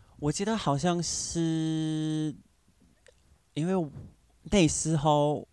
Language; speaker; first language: Chinese; non-native, fluent; English